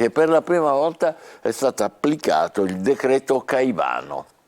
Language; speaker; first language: Italian; native; Italian